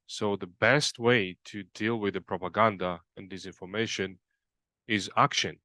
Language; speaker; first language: English; non-native, fluent; Georgian